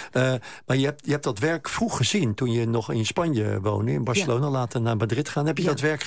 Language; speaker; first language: Dutch; non-native, fluent; Spanish